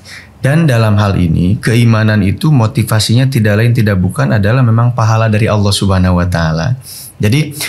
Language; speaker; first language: Indonesian; native; Indonesian